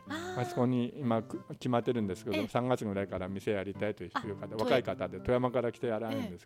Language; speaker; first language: Japanese; native; Japanese